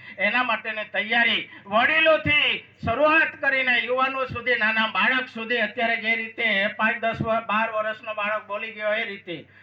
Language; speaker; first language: Gujarati; non-native, local second language; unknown